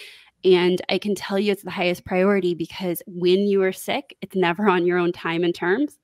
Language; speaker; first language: English; native; English